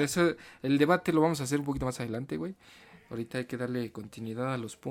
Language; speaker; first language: Spanish; native; Spanish